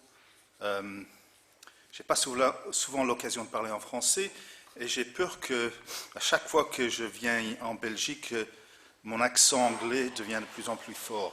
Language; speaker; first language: French; non-native, fluent; English